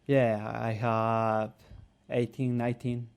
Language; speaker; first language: English; non-native, learner; Spanish